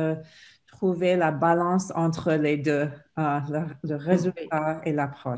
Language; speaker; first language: French; non-native, fluent; English